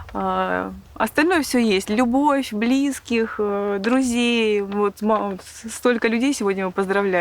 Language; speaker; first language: Russian; native; Russian